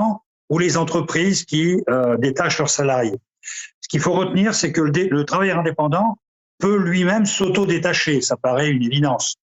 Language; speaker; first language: French; native; French